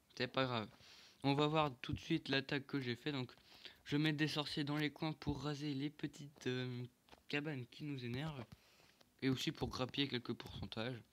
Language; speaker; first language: French; native; French